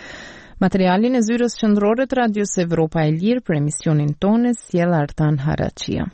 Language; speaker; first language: Albanian; native; Albanian